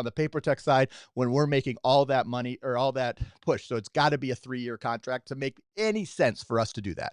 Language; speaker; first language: English; native; English